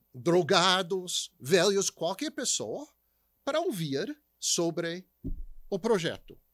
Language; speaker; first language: Portuguese; non-native, fluent; English